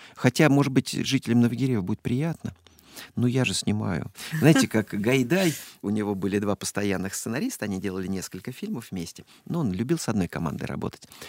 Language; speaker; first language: Russian; native; Russian